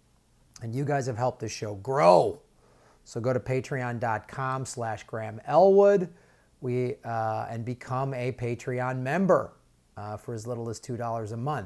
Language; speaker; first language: English; native; English